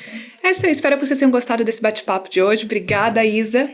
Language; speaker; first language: Portuguese; native; Portuguese